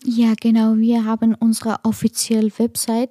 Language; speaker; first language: German; non-native, learner; Persian